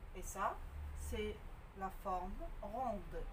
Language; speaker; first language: French; non-native, local second language; Arabic